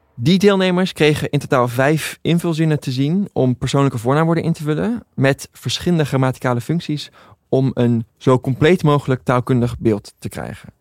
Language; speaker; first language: Dutch; native; Dutch